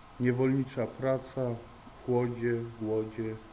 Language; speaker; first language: Polish; native; Polish